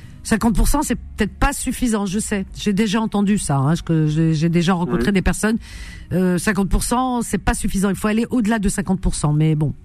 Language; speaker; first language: French; native; French